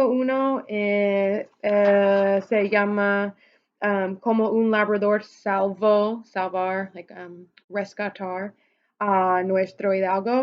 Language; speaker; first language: Spanish; non-native, fluent; English